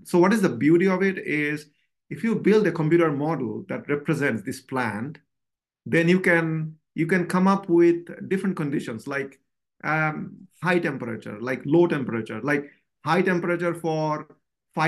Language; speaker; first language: English; non-native, local second language; Bangla